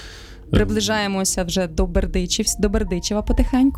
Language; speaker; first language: Ukrainian; native; Ukrainian